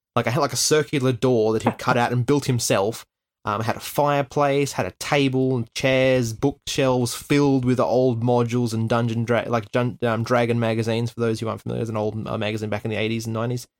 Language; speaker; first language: English; native; English